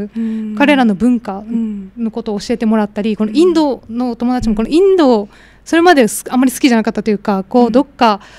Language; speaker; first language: Japanese; native; Japanese